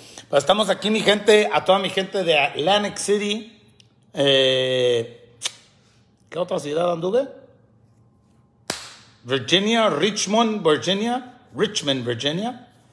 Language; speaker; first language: Spanish; early bilingual, heritage; Spanish